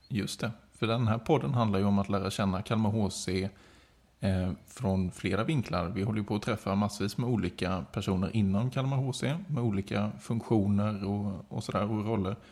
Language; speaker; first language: Swedish; native; Swedish